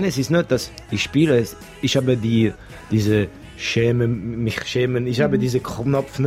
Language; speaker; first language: German; non-native, local second language; French